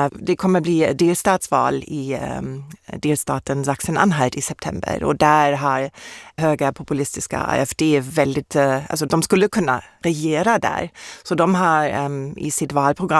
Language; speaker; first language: Swedish; non-native, fluent; German